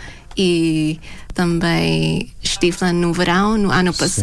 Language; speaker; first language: Portuguese; non-native, fluent; Thai